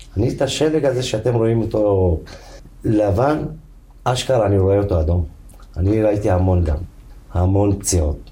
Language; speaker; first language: Hebrew; non-native, local second language; Arabic